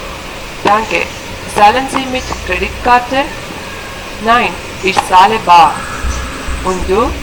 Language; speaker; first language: German; non-native, learner; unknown